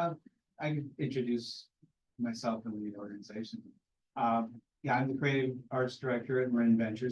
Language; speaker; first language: English; native; English